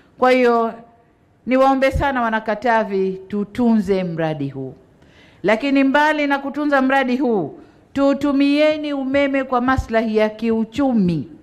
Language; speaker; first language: Swahili; native; Swahili